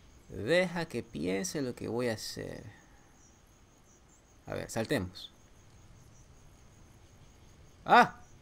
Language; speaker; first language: Spanish; native; Spanish